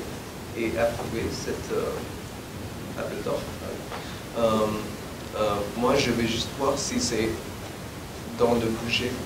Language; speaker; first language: French; non-native, learner; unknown